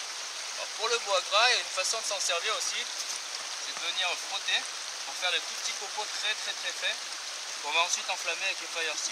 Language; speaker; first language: French; native; French